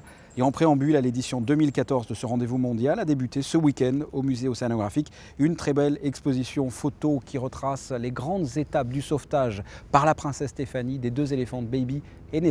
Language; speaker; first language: French; native; French